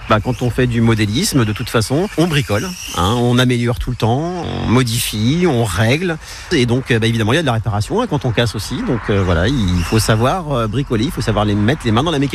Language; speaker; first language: French; native; French